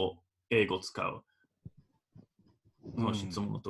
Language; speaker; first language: Japanese; non-native, fluent; English